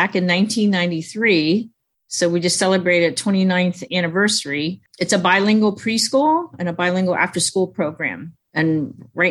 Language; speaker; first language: English; early bilingual, other home language; Chinese